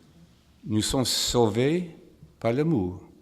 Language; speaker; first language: French; non-native, fluent; English